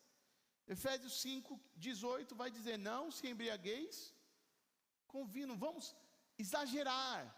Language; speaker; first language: Portuguese; native; Portuguese